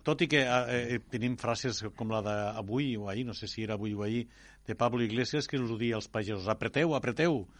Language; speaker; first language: Catalan; native; Catalan